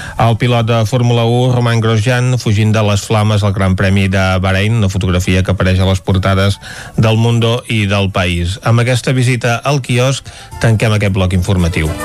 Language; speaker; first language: Catalan; native; Catalan